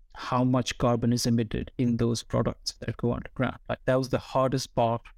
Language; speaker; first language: English; non-native, local second language; Hindi